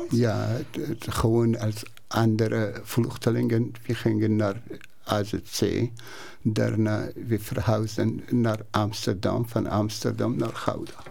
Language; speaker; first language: Dutch; non-native, learner; Persian